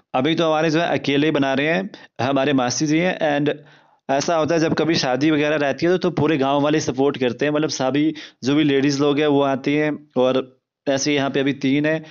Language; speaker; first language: Hindi; non-native, local second language; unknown